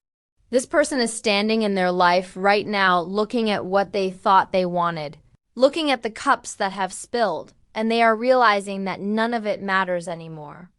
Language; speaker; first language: English; native; English